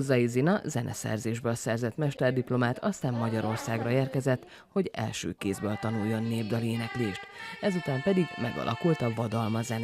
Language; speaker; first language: Hungarian; native; Hungarian